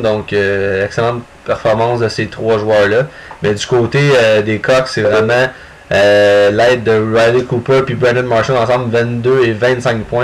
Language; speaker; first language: French; native; French